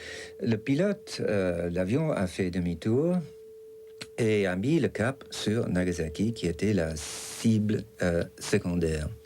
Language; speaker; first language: French; non-native, fluent; English